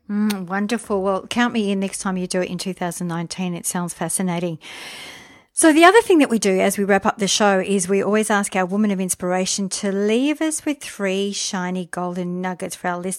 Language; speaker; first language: English; native; English